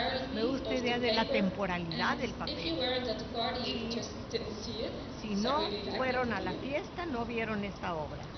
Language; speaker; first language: Spanish; non-native, fluent; Dutch